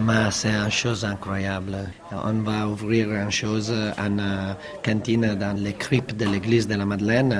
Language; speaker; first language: French; non-native, fluent; Italian